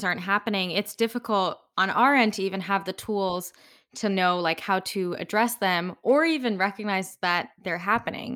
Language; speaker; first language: English; native; English